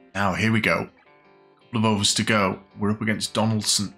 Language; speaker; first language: English; native; English